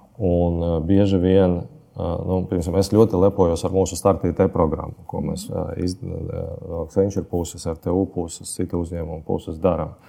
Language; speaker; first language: Latvian; non-native, local second language; Russian